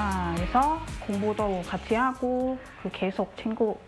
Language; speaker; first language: Korean; non-native, learner; Thai